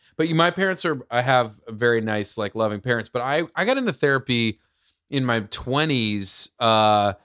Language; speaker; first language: English; native; English